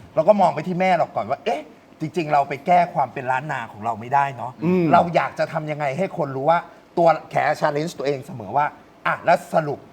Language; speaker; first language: Thai; native; Thai